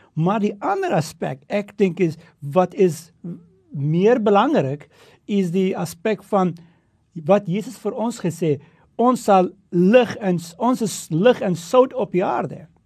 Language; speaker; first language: Afrikaans; non-native, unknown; Turkish